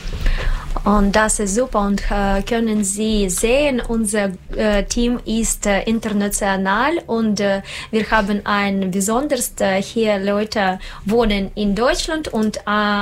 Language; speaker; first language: German; non-native, learner; Russian